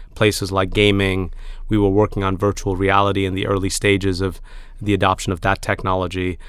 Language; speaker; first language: English; early bilingual, other home language; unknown